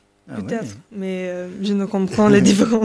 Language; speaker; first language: French; non-native, learner; English